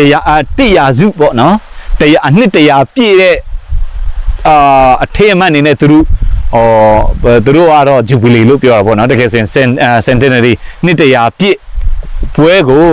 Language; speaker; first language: Burmese; non-native, fluent; Mizo